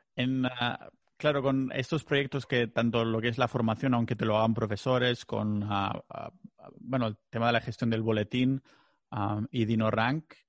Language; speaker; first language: Spanish; non-native, local second language; Catalan